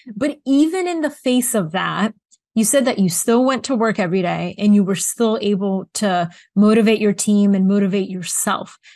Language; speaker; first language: English; early bilingual, other home language; Bulgarian